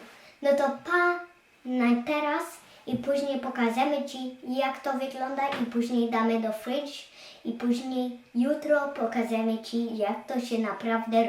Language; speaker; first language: Polish; early bilingual, heritage; Polish